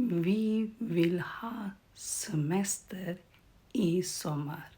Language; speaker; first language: Swedish; non-native, fluent; Urdu